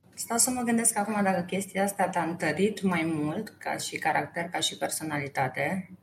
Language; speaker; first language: Romanian; native; Romanian